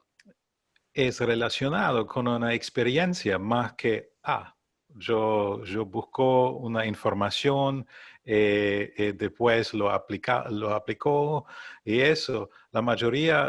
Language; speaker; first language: Spanish; non-native, learner; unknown